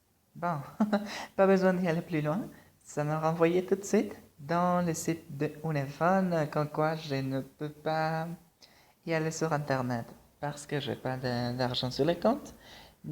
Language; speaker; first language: French; non-native, fluent; Spanish